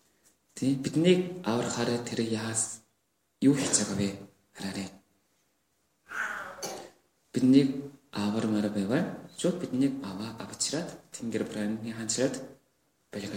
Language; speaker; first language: Mongolian; non-native, learner; Korean